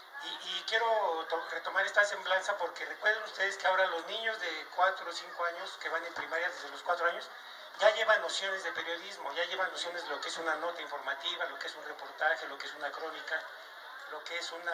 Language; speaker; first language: Spanish; native; Spanish